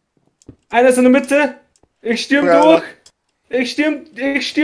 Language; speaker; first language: German; native; German